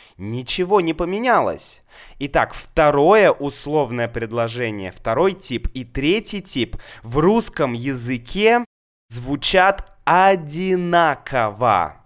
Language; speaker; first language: Russian; native; Russian